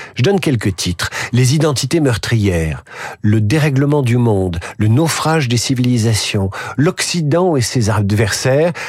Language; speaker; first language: French; native; French